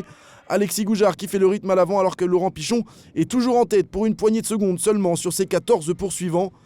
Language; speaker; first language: French; native; French